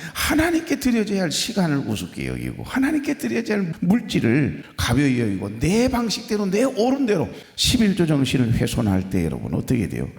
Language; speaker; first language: Korean; native; Korean